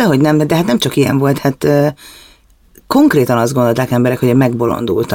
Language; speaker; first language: Hungarian; native; Hungarian